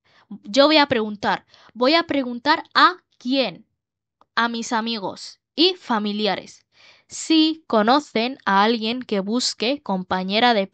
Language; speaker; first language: Spanish; non-native, learner; Bangla